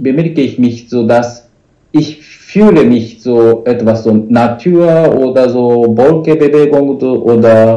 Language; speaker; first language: German; non-native, learner; Japanese